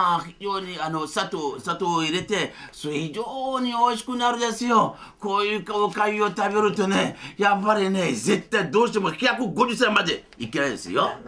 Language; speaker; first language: Japanese; non-native, fluent; Fon